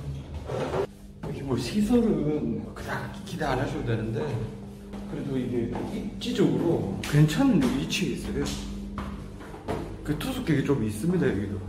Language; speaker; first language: Korean; native; Korean